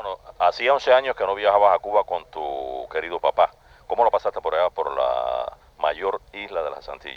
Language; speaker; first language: Spanish; native; Spanish